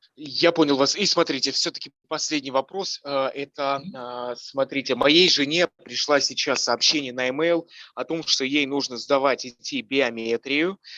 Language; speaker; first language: Russian; native; Russian